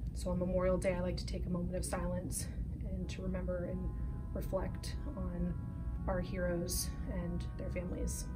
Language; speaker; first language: English; native; English